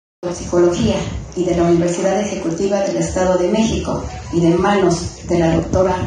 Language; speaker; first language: Spanish; native; Spanish